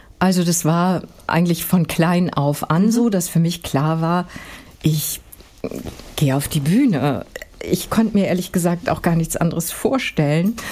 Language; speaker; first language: German; native; German